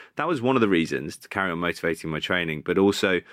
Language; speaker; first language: English; native; English